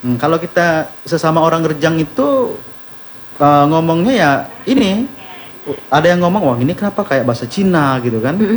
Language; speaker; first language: Indonesian; non-native, local second language; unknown